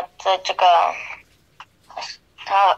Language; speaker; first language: Chinese; non-native, learner; English